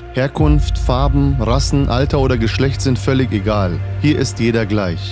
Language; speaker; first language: German; native; German